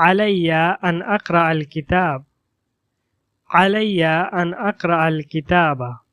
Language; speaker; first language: Arabic; non-native, fluent; Bangla